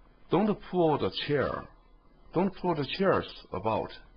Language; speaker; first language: English; non-native, fluent; Chinese